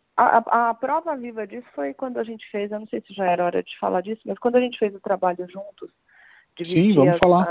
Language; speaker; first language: Portuguese; native; Portuguese